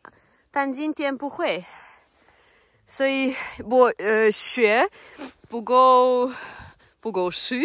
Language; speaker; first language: Chinese; non-native, learner; Russian